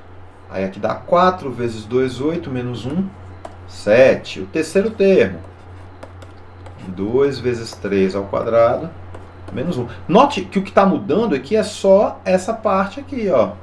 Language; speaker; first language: Portuguese; native; Portuguese